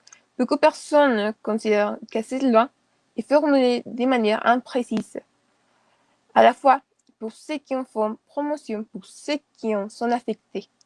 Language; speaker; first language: French; non-native, learner; Spanish